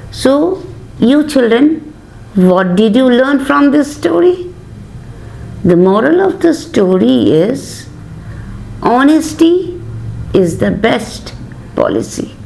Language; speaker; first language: English; non-native, local second language; Bangla